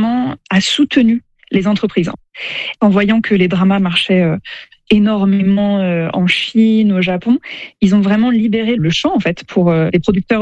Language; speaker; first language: French; native; French